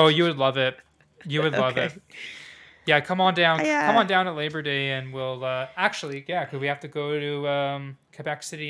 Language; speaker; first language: English; native; English